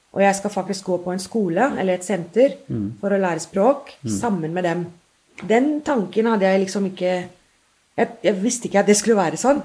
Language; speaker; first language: Norwegian; non-native, fluent; English